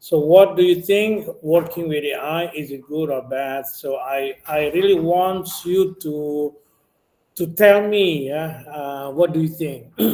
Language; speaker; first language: English; non-native, learner; Indonesian